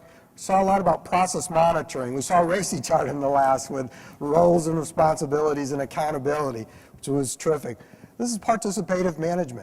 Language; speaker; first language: English; native; English